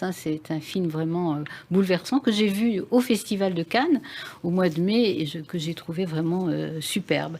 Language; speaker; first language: French; native; French